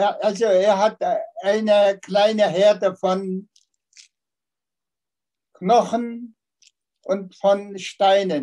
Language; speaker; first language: German; non-native, fluent; Tuvinian